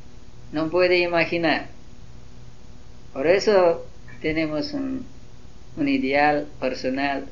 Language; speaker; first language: Spanish; non-native, learner; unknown